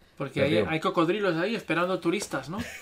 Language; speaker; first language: Spanish; native; Spanish